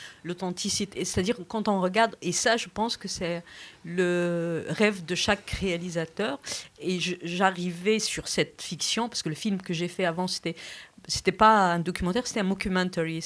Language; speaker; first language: French; non-native, local second language; Arabic